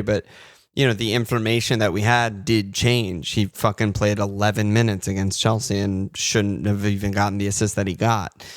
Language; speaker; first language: English; native; English